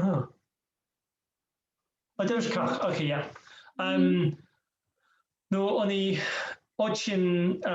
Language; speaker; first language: Russian; non-native, learner; English